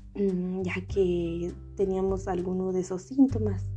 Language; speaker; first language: Spanish; non-native, local second language; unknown